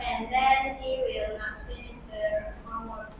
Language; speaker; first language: English; non-native, learner; Indonesian